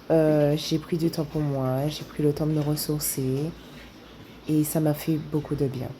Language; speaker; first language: French; native; French